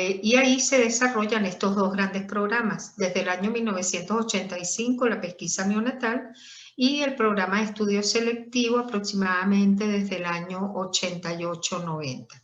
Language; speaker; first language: Spanish; native; Spanish